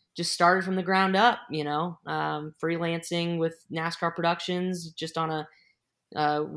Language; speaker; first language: English; native; English